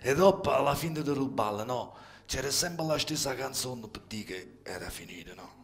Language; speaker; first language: Italian; early bilingual, other home language; French